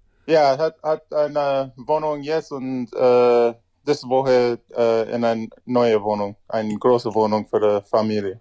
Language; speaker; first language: German; non-native, learner; English